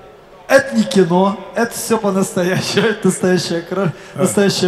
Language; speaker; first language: Russian; native; Russian